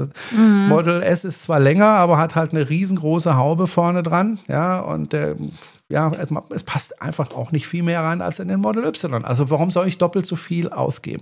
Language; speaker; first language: German; native; German